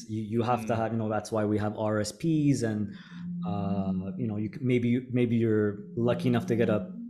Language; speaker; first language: English; native; English